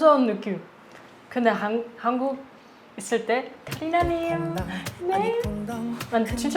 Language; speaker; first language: Korean; non-native, learner; German